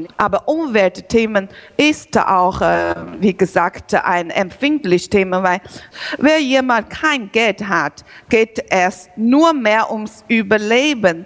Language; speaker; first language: German; non-native, learner; Chinese